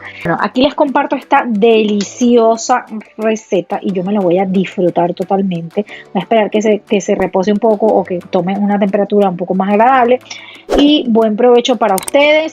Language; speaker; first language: Spanish; native; Spanish